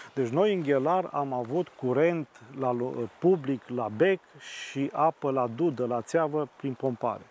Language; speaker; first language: Romanian; native; Romanian